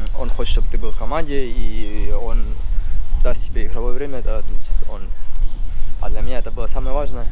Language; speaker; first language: Russian; early bilingual, other home language; Georgian